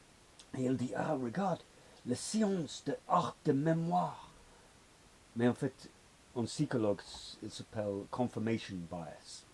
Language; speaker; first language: French; non-native, learner; English